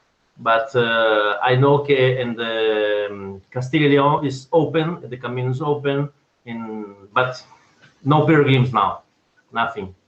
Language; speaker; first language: English; non-native, learner; Portuguese